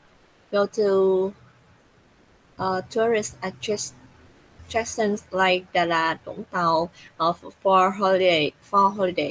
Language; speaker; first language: English; non-native, learner; Vietnamese